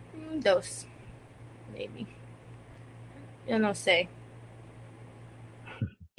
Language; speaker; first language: Spanish; non-native, learner; English